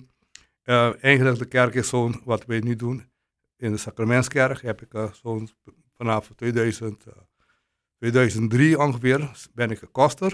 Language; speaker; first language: Dutch; non-native, local second language; Papiamento